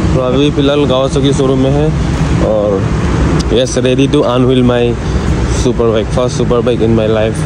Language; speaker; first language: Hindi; non-native, local second language; Assamese